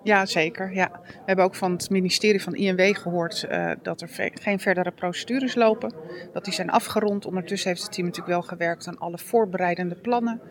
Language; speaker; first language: Dutch; native; Dutch